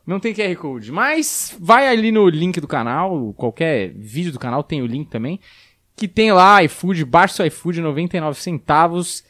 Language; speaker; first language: Portuguese; native; Portuguese